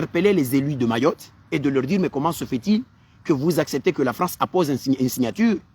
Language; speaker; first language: French; non-native, local second language; Comorian